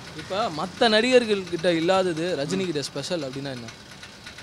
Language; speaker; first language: Tamil; native; Tamil